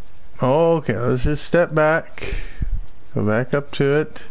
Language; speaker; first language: English; native; English